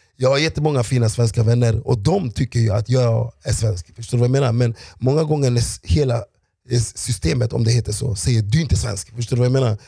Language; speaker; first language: Swedish; early bilingual, other home language; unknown